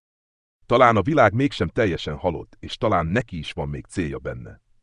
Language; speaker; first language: Hungarian; native; Hungarian